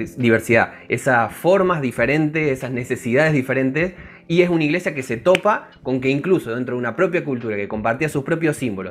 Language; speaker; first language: Spanish; native; Spanish